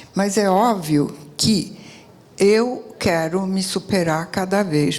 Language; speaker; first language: Portuguese; early bilingual, other home language; Italian